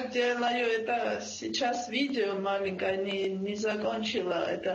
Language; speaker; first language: Russian; non-native, fluent; Georgian